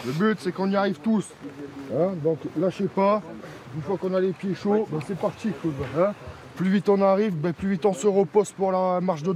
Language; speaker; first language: French; native; French